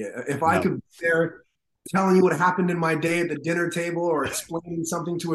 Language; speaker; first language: English; native; English